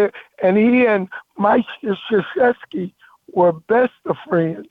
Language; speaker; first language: English; native; English